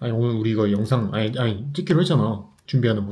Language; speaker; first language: Korean; native; Korean